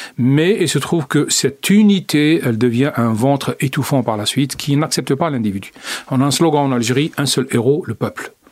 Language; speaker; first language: French; non-native, local second language; Arabic